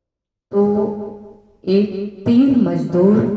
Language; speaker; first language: Hindi; native; Hindi